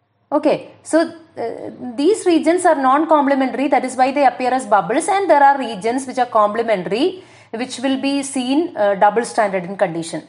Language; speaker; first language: English; non-native, local second language; Malayalam